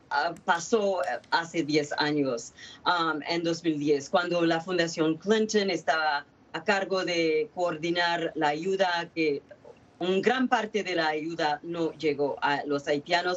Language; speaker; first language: Spanish; non-native, fluent; Haitian Creole